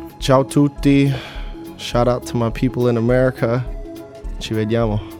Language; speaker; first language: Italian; non-native, learner; English